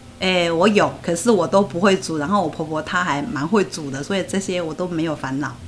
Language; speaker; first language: Chinese; native; Chinese